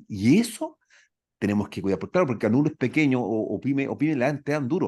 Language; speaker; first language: Spanish; native; Spanish